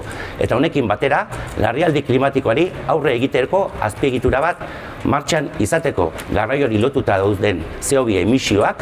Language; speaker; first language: Basque; native; Basque